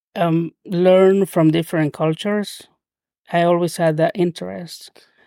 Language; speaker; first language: English; non-native, fluent; Spanish